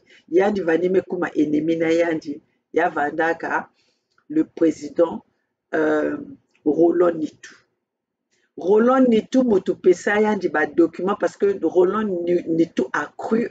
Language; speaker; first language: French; non-native, local second language; Kongo